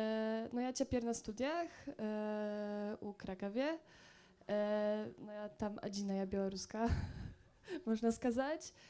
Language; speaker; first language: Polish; non-native, local second language; Belarusian